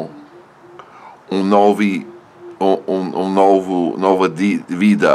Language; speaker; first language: Portuguese; non-native, learner; English